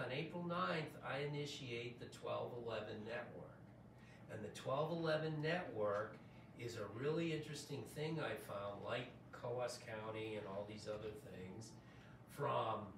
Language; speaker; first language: English; native; English